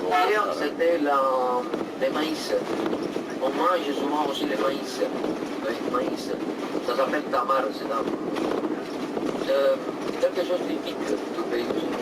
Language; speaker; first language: French; non-native, fluent; Spanish